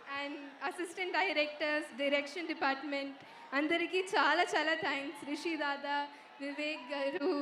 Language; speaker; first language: Telugu; non-native, local second language; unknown